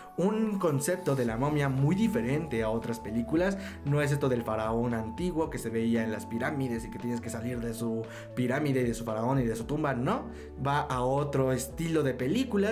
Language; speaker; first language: Spanish; native; Spanish